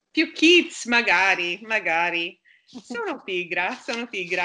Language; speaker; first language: Italian; non-native, fluent; English